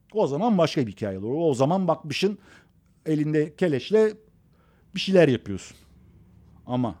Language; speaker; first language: Turkish; early bilingual, other home language; Persian